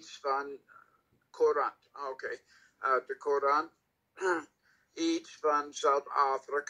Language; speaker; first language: Dutch; non-native, learner; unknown